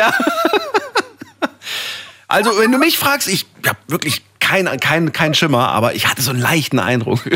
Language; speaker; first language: German; native; German